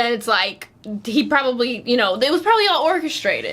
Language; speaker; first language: English; native; English